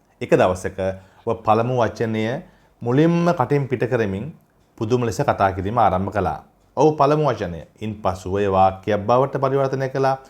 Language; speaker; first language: Sinhala; native; Sinhala